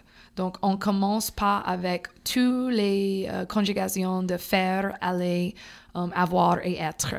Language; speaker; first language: French; non-native, fluent; English